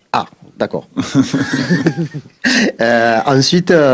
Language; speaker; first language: French; native; French